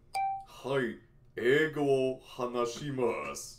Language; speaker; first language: Japanese; non-native, learner; English